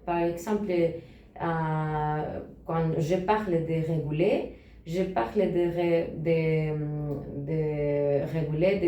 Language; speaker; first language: French; non-native, learner; Spanish